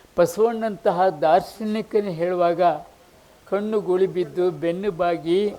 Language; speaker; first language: Kannada; native; Kannada